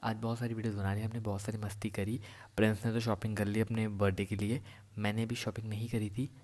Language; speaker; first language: Hindi; non-native, local second language; Punjabi